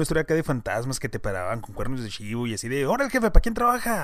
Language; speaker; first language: Spanish; native; Spanish